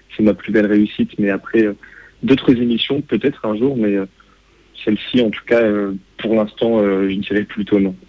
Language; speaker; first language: French; native; French